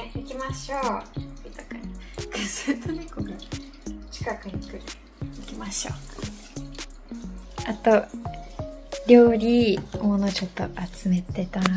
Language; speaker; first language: Japanese; non-native, fluent; English